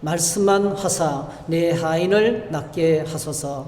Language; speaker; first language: Korean; native; Korean